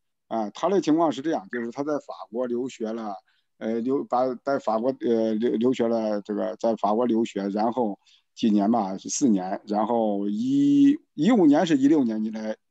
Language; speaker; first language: Chinese; native; Chinese